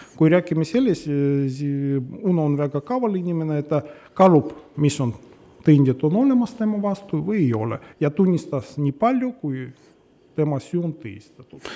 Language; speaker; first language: Estonian; non-native, local second language; Russian